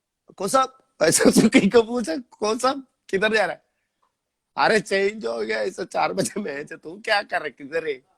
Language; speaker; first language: Hindi; non-native, local second language; Malayalam